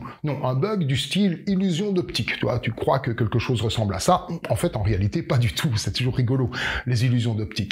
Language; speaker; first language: French; native; French